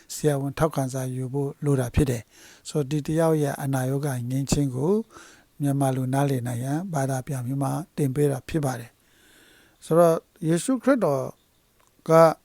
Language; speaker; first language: Burmese; non-native, local second language; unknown